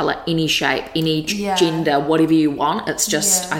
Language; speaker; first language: English; native; English